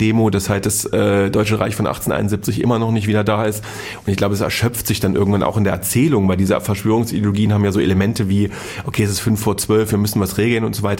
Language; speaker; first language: German; native; German